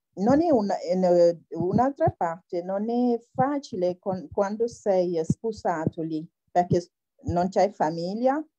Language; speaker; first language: Italian; non-native, fluent; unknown